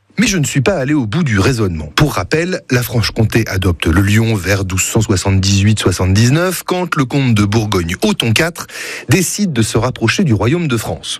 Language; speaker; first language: French; native; French